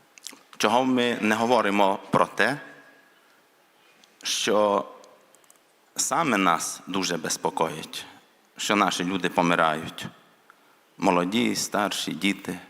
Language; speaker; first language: Ukrainian; non-native, local second language; Hungarian